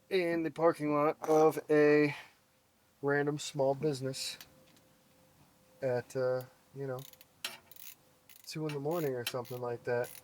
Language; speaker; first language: English; native; English